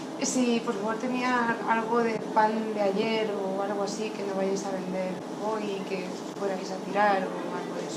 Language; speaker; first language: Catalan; non-native, local second language; Spanish